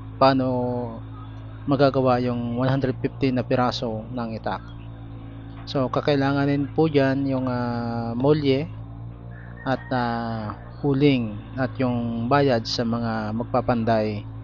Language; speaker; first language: Filipino; non-native, local second language; Bikol